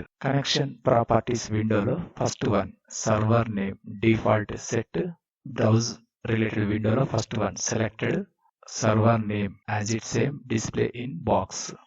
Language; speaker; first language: English; non-native, learner; Telugu